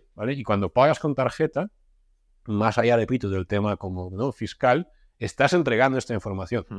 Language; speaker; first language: Spanish; non-native, fluent; Russian